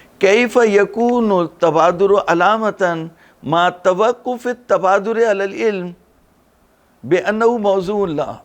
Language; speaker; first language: Urdu; native; Urdu